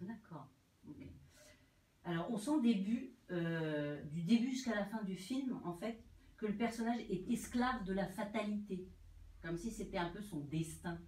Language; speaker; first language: French; native; French